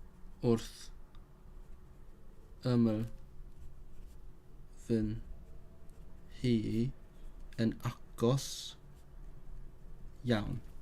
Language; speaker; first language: Welsh; non-native, learner; Cantonese